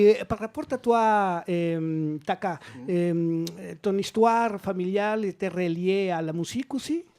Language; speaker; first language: French; non-native, learner; Spanish